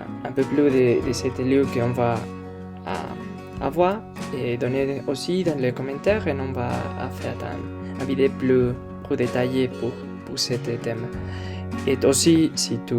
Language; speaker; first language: French; non-native, learner; Spanish